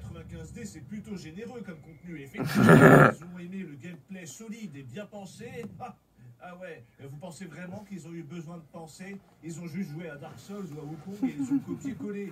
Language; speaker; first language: French; native; French